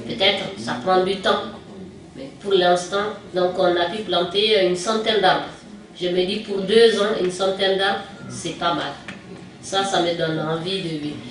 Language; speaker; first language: French; non-native, local second language; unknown